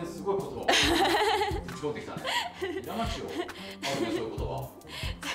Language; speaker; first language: Japanese; native; Japanese